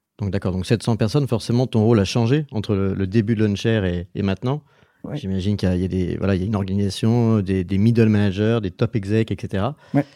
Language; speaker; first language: French; native; French